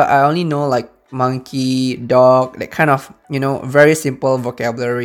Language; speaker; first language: English; early bilingual, other home language; Indonesian